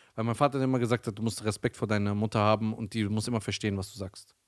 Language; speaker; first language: German; early bilingual, heritage; Persian